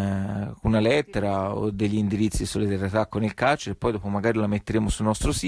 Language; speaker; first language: Italian; native; Italian